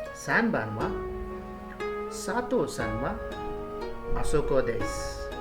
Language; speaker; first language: Japanese; non-native, fluent; Hindi